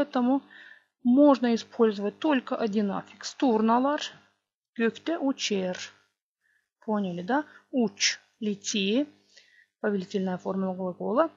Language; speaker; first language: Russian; non-native, local second language; Gagauz